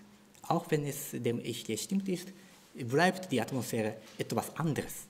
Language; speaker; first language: German; non-native, fluent; Japanese